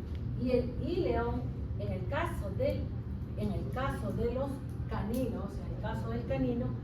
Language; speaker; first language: Spanish; native; Spanish